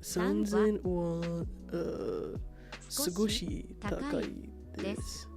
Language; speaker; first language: Japanese; non-native, learner; English